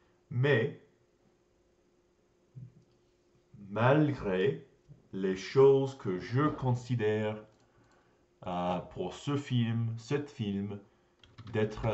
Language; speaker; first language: French; non-native, learner; English